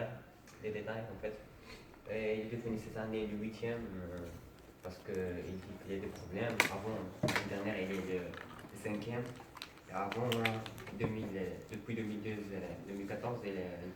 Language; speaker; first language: French; non-native, fluent; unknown